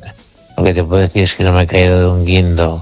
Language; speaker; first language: Spanish; native; Spanish